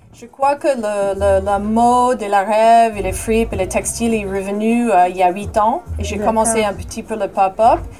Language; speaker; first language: French; non-native, fluent; English